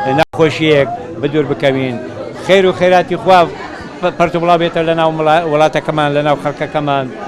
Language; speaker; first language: Central Kurdish; non-native, local second language; Assyrian Neo-Aramaic